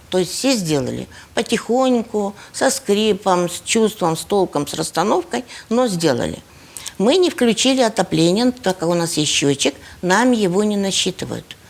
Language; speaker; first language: Russian; native; Russian